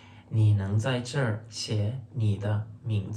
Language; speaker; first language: Chinese; non-native, fluent; Turkmen